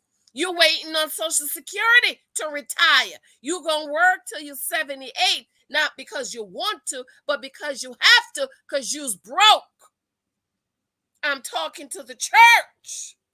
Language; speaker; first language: English; native; English